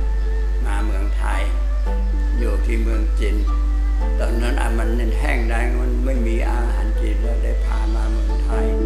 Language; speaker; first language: Thai; non-native, local second language; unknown